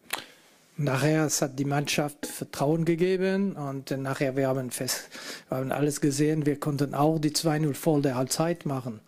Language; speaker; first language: German; non-native, fluent; French